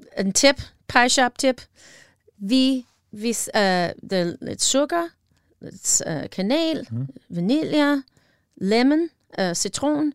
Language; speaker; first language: Danish; non-native, learner; English